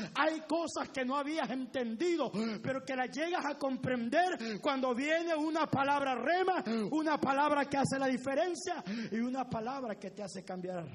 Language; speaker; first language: Spanish; native; Spanish